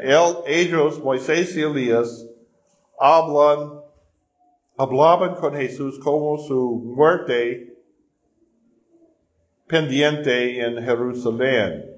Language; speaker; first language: Spanish; non-native, fluent; English